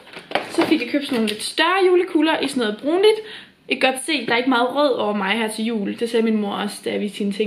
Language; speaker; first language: Danish; native; Danish